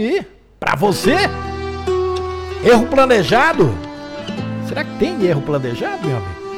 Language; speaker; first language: Portuguese; native; Portuguese